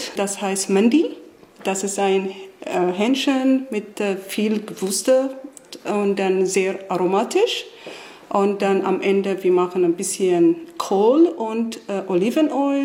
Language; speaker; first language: German; non-native, learner; Arabic